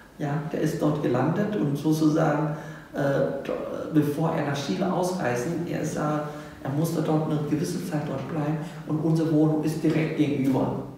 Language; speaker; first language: German; non-native, fluent; Vietnamese